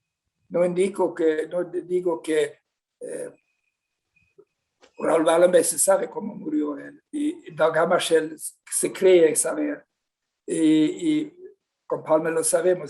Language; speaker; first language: Spanish; non-native, fluent; Swedish